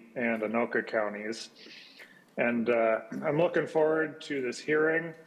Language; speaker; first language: English; native; English